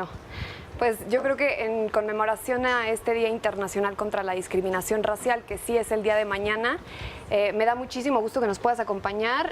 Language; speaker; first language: Spanish; native; Spanish